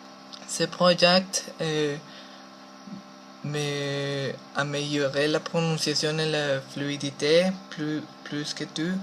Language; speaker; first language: French; non-native, learner; Spanish